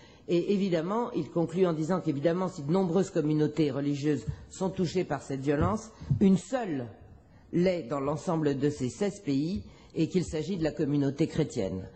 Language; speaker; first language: French; native; French